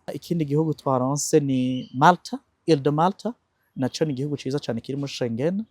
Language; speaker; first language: Rundi; native; Rundi